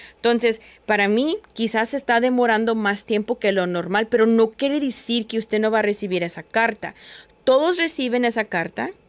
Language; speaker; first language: Spanish; early bilingual, heritage; Spanish